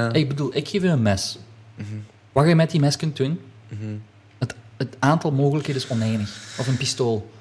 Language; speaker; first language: Dutch; early bilingual, other home language; Polish